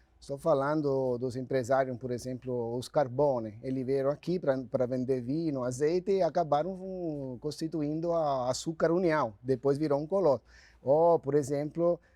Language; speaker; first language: Portuguese; non-native, fluent; Italian